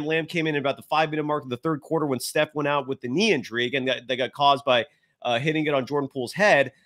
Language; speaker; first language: English; native; English